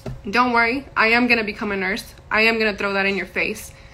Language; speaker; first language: English; early bilingual, other home language; Punjabi